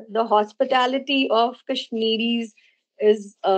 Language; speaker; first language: English; non-native, local second language; Hindi